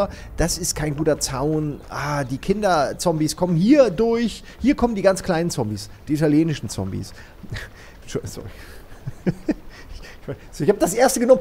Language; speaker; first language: German; native; German